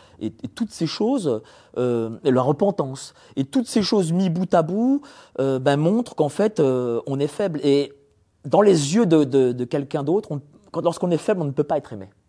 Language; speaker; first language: French; early bilingual, other home language; Polish